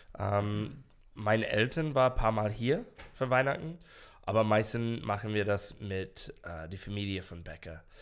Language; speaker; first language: German; non-native, fluent; English